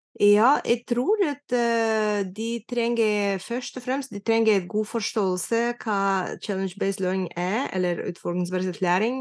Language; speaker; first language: Norwegian; non-native, fluent; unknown